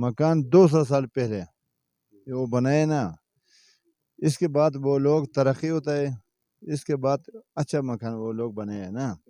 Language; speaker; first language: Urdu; non-native, local second language; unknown